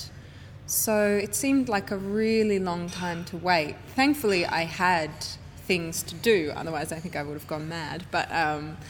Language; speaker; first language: English; native; English